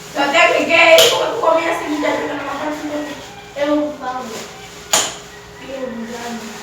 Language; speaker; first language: Spanish; native; Spanish